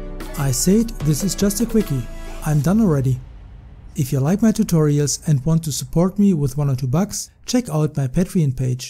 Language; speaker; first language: English; non-native, fluent; German